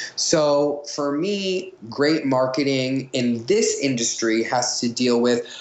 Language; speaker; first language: English; native; English